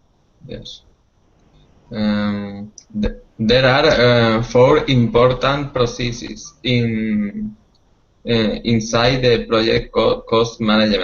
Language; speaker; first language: English; non-native, learner; Spanish